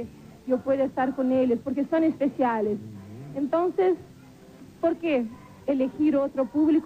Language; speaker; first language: Spanish; non-native, fluent; Portuguese